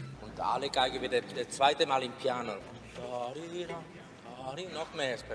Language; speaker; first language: German; non-native, fluent; Italian